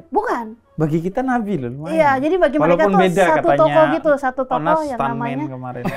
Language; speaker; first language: Indonesian; native; Indonesian